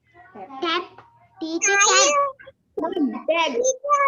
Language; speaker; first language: English; non-native, learner; Sinhala